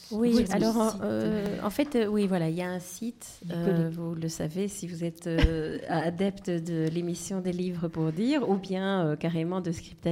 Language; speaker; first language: French; native; French